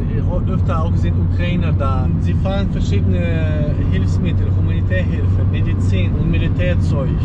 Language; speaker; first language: German; non-native, fluent; Ukrainian